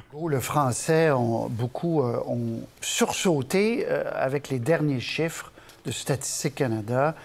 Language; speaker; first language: French; native; French